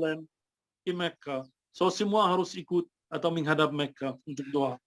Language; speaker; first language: Indonesian; non-native, fluent; Arabic